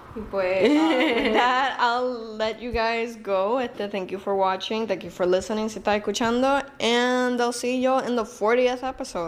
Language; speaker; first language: English; non-native, local second language; Spanish